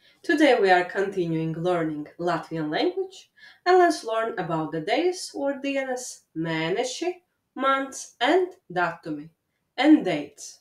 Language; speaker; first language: English; non-native, fluent; Latvian